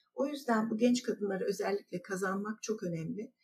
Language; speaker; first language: Turkish; native; Turkish